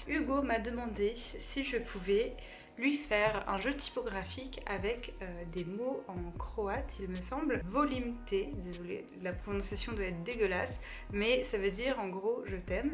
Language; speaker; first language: French; native; French